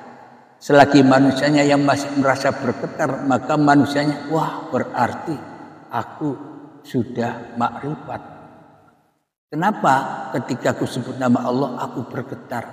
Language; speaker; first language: Indonesian; native; Indonesian